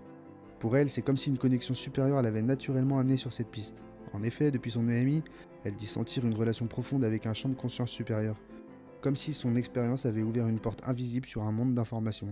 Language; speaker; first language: French; native; French